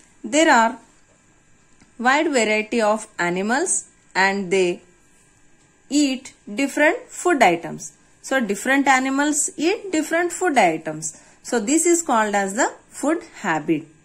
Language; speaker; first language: English; non-native, local second language; Telugu